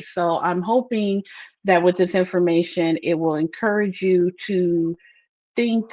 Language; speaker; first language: English; native; English